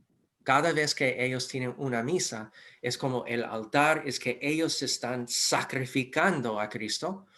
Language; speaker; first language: Spanish; non-native, fluent; English